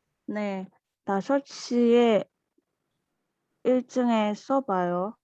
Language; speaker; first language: Korean; non-native, learner; Indonesian